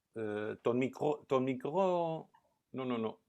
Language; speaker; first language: French; non-native, fluent; Spanish